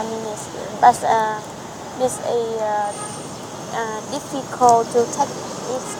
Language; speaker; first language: English; non-native, learner; Vietnamese